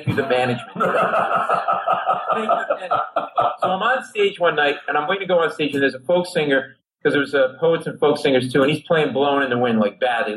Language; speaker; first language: English; native; English